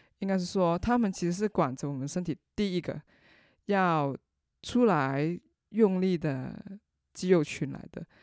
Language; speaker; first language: Chinese; non-native, local second language; Cantonese